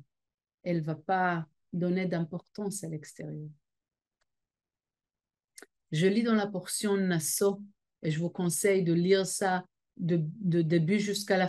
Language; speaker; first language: French; non-native, fluent; Hebrew